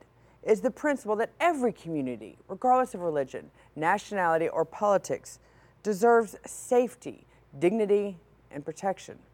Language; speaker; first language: English; native; English